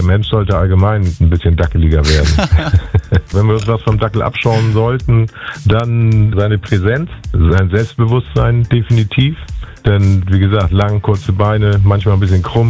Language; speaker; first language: German; native; German